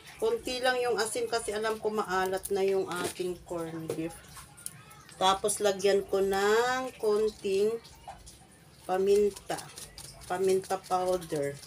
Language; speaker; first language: Filipino; non-native, local second language; Iloko